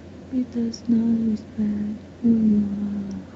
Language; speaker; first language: English; non-native, learner; Chinese